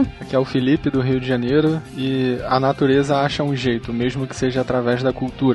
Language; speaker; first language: Portuguese; native; Portuguese